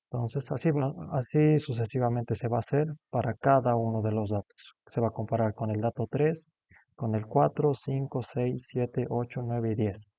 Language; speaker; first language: Spanish; native; Spanish